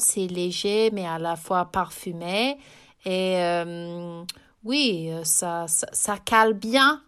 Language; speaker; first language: French; non-native, fluent; English